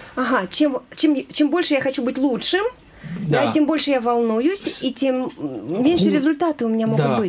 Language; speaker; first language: Russian; native; Russian